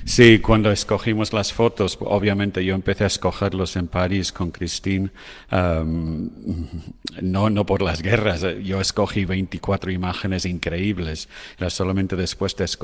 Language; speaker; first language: Spanish; non-native, fluent; English